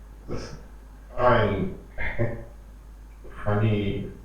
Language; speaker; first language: German; non-native, learner; Hindi